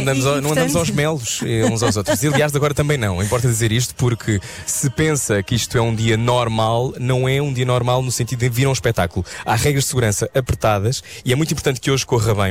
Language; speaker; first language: Portuguese; native; Portuguese